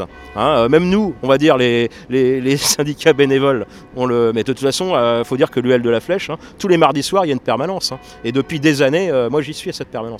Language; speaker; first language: French; native; French